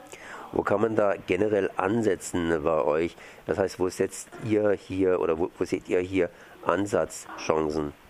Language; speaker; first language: German; native; German